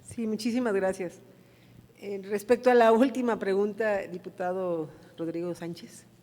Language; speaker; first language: Spanish; native; Spanish